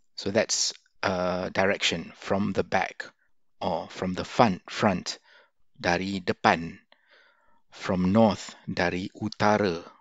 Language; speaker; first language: English; non-native, local second language; Malay